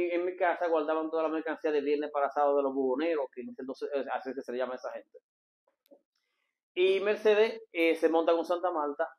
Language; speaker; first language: Spanish; native; Spanish